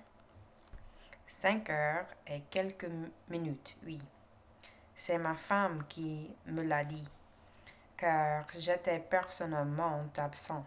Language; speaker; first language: French; non-native, learner; English